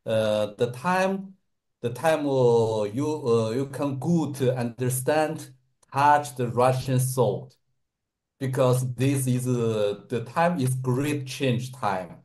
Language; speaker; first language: English; non-native, learner; Russian